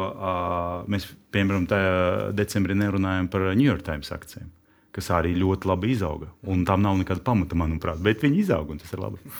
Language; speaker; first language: Latvian; non-native, local second language; Russian